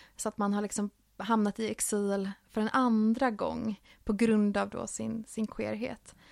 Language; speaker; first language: Swedish; early bilingual, other home language; Finnish